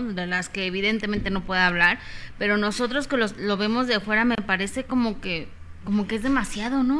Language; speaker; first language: Spanish; native; Spanish